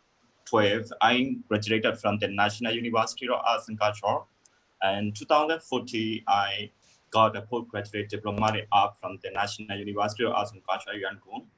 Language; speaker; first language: English; non-native, learner; Burmese